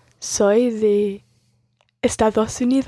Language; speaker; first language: Spanish; non-native, learner; English